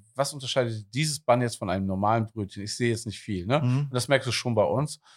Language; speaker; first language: German; native; German